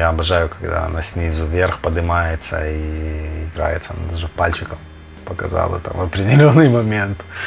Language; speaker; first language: Russian; early bilingual, other home language; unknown